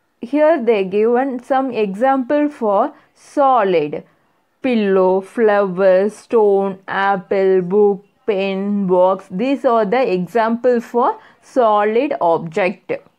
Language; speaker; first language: English; non-native, local second language; Tamil